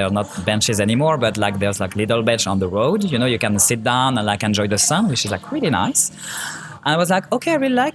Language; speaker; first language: English; non-native, fluent; French